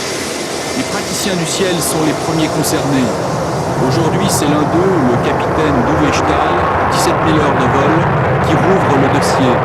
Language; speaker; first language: French; native; French